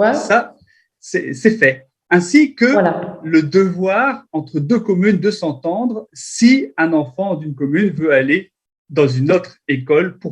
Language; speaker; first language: French; native; French